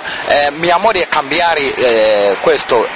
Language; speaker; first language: Italian; non-native, learner; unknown